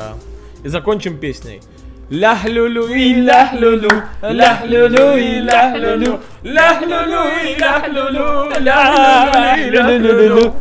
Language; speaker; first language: Russian; native; Russian